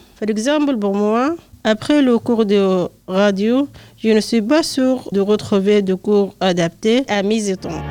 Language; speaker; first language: French; non-native, learner; Arabic